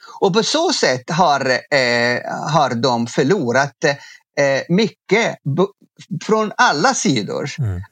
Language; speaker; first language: Swedish; non-native, fluent; Arabic